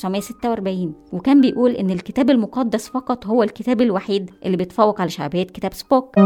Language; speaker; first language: Arabic; native; Arabic